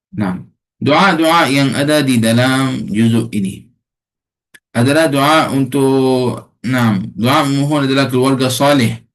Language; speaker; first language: Malay; non-native, fluent; Arabic